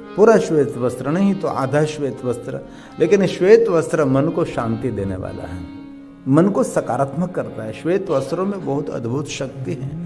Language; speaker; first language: Hindi; non-native, local second language; Gujarati